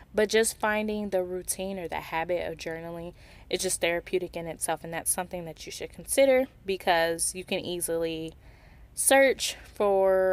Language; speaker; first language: English; native; English